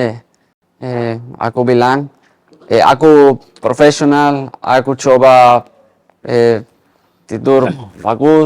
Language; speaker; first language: Indonesian; non-native, learner; Spanish